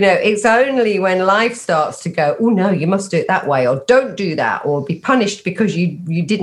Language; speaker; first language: English; native; English